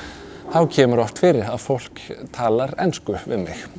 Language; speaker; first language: Icelandic; non-native, fluent; Danish